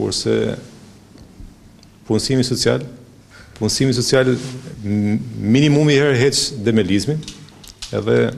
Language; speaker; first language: Albanian; native; Albanian